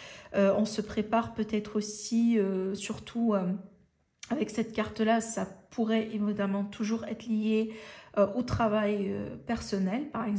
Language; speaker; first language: French; native; French